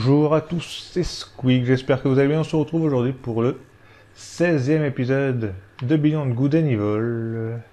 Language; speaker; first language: French; native; French